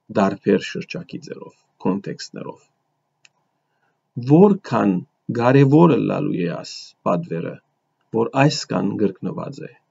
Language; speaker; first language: Armenian; early bilingual, heritage; Armenian